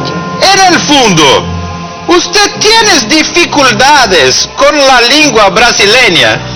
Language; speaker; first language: Spanish; non-native, learner; Portuguese